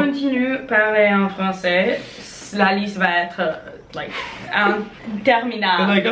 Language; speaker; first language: French; non-native, fluent; English